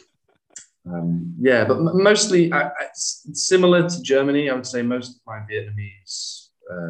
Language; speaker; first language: English; native; English